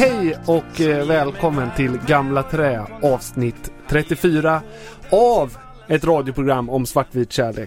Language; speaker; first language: Swedish; native; Swedish